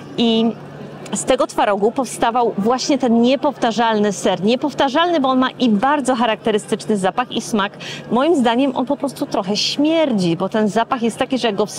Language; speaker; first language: Polish; native; Polish